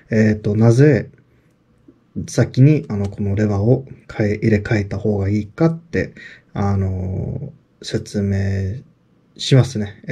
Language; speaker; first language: Japanese; non-native, fluent; English